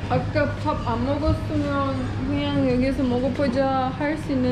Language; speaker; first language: Korean; non-native, learner; Turkish